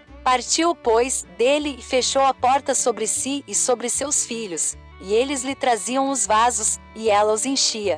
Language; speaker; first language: Portuguese; native; Portuguese